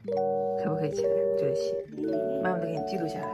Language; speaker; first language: Chinese; native; Chinese